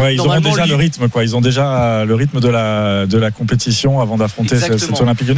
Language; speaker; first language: French; native; French